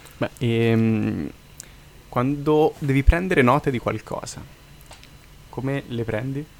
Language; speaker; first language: Italian; native; Italian